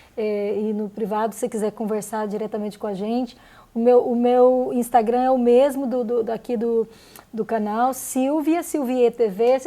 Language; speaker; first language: Portuguese; native; Portuguese